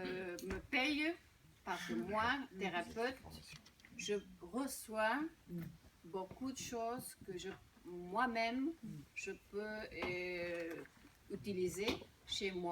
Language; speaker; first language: French; non-native, fluent; Spanish